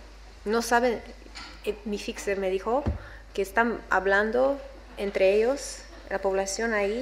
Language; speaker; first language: Spanish; non-native, learner; English